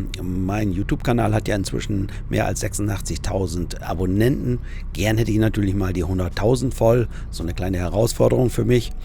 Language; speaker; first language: German; native; German